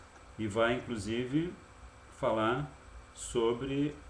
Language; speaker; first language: Portuguese; native; Portuguese